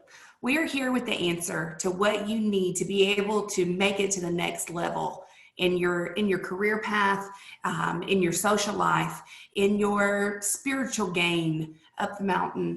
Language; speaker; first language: English; native; English